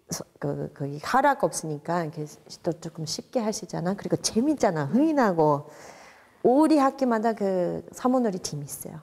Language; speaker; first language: Korean; non-native, fluent; English